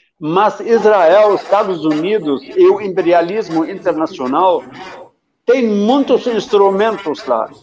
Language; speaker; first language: Portuguese; non-native, fluent; Arabic